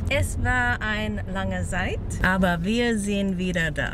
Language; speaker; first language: German; non-native, learner; English